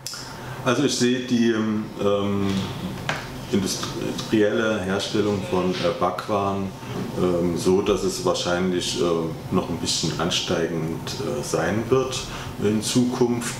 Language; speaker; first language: German; native; German